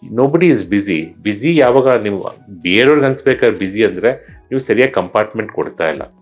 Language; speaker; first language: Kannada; native; Kannada